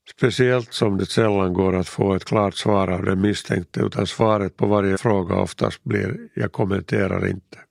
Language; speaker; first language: Swedish; native; Swedish